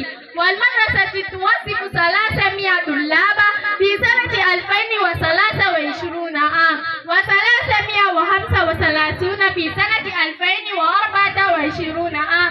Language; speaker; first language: Arabic; non-native, learner; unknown